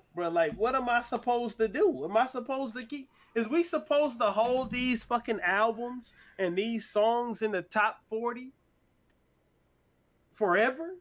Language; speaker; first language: English; native; English